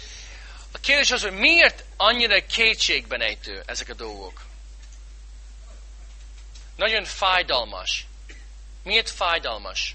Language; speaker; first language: Hungarian; non-native, fluent; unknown